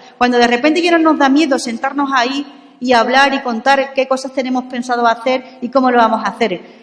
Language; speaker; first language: Spanish; native; Spanish